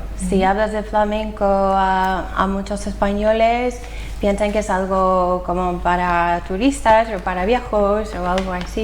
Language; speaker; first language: Spanish; non-native, fluent; English